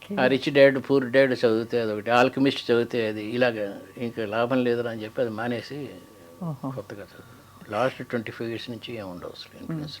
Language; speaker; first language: Telugu; native; Telugu